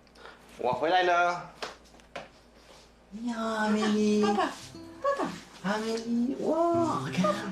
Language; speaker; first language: Chinese; non-native, fluent; French